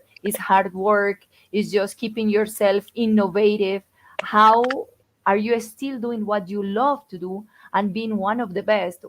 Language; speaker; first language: English; non-native, fluent; Spanish